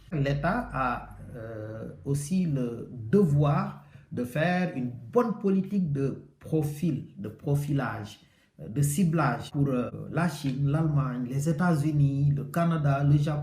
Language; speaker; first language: French; non-native, local second language; Wolof